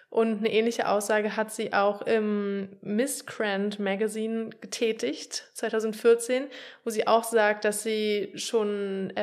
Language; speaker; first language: German; native; German